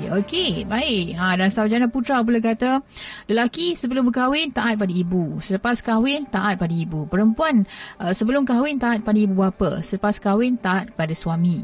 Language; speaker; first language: Malay; native; Malay